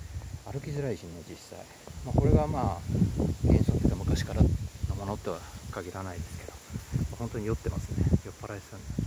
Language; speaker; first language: Japanese; native; Japanese